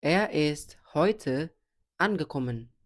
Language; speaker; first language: German; non-native, fluent; Indonesian